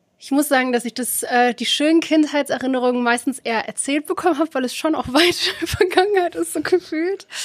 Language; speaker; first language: German; early bilingual, other home language; Arabic